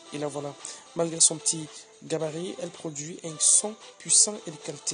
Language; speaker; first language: French; native; French